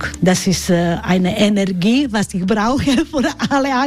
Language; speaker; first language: German; non-native, learner; Croatian